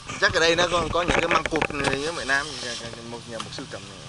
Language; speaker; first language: Vietnamese; native; Vietnamese